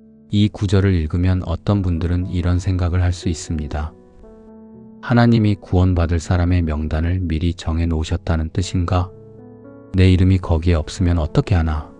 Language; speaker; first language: Korean; native; Korean